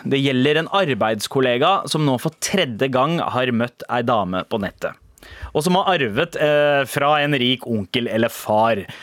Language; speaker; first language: Norwegian; early bilingual, other home language; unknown